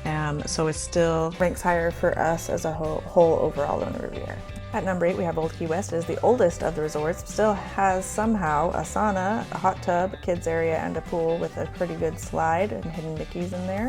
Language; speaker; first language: English; native; English